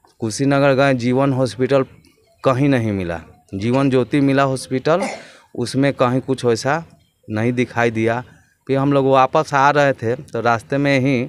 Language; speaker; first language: Hindi; native; Hindi